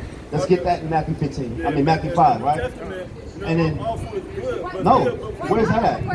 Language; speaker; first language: English; native; English